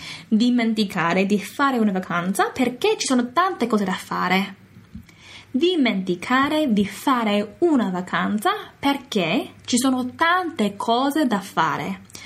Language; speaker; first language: Italian; non-native, fluent; English